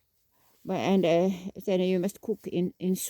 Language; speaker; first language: English; non-native, learner; Finnish